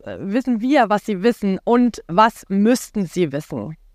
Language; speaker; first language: German; native; German